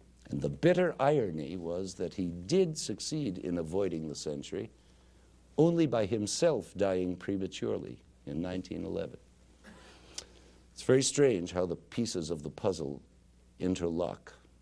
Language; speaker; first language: English; native; English